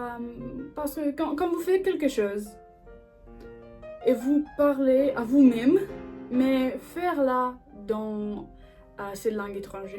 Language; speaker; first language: French; non-native, learner; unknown